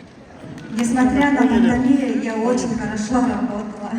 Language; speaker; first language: Russian; non-native, learner; Mongolian